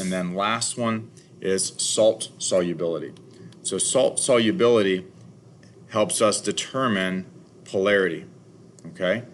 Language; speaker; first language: English; native; English